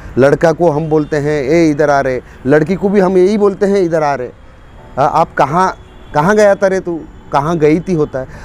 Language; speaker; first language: Hindi; non-native, local second language; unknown